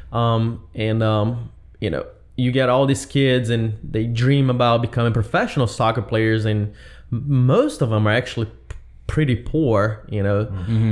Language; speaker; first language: English; non-native, fluent; Portuguese